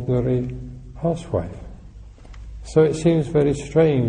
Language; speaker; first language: English; native; English